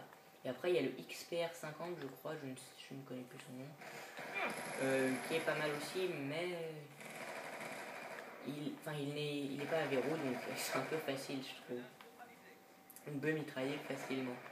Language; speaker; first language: French; native; French